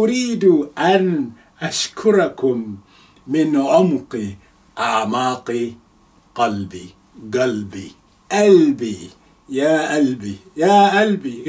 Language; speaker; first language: Arabic; non-native, fluent; Yoruba